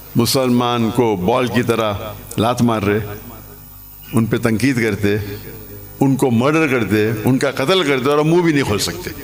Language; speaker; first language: Urdu; non-native, local second language; English